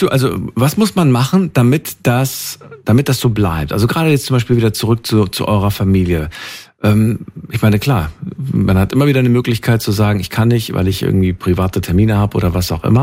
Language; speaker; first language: German; native; German